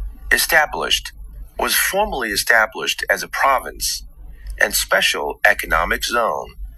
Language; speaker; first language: English; non-native, fluent; Chinese